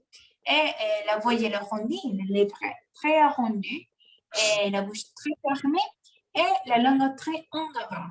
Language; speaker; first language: French; non-native, learner; Spanish